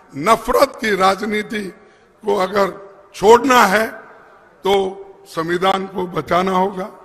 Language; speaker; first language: Hindi; non-native, local second language; Kannada